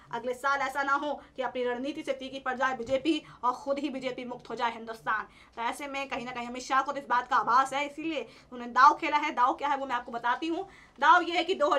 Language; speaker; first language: Hindi; native; Hindi